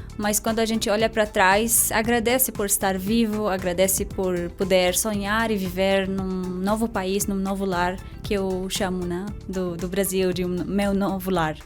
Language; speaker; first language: Portuguese; non-native, fluent; Arabic